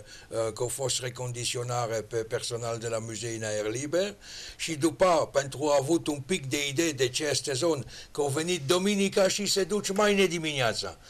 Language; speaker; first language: Romanian; non-native, learner; French